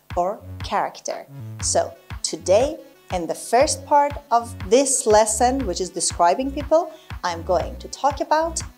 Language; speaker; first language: English; non-native, fluent; Persian